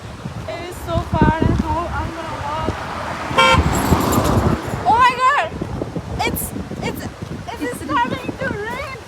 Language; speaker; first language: English; non-native, learner; Nepali